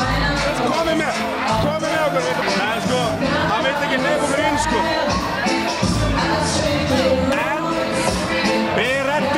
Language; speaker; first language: Icelandic; native; Icelandic